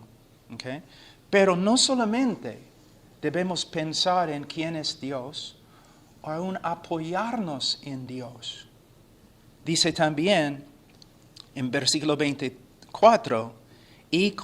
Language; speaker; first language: Spanish; non-native, fluent; English